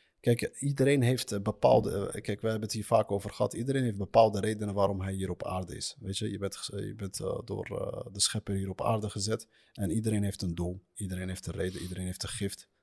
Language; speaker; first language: Dutch; early bilingual, other home language; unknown